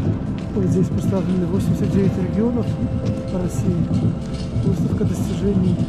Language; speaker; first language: Russian; native; Russian